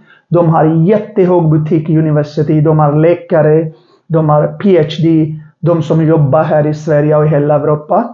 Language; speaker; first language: Swedish; non-native, learner; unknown